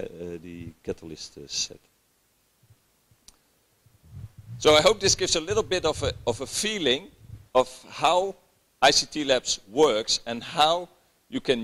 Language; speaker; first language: English; non-native, fluent; Dutch